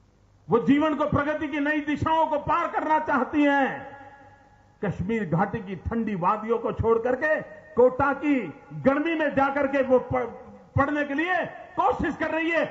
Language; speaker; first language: Hindi; non-native, local second language; Gujarati